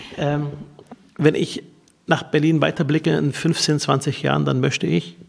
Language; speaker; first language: German; early bilingual, other home language; Arabic